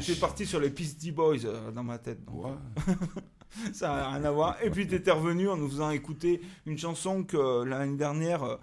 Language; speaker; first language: French; native; French